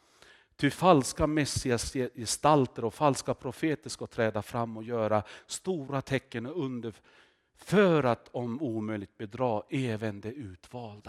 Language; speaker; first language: Swedish; non-native, fluent; Finnish